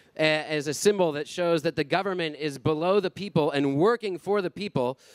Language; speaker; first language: English; native; English